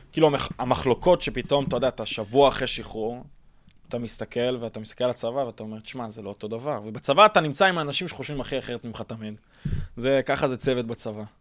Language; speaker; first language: Hebrew; early bilingual, other home language; English